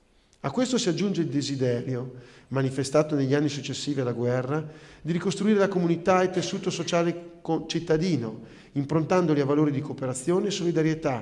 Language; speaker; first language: Italian; native; Italian